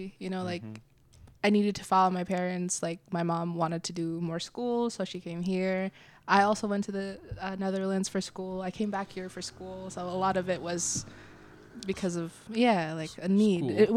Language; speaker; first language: English; early bilingual, other home language; Indonesian